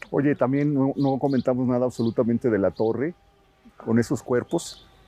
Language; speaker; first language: Spanish; native; Spanish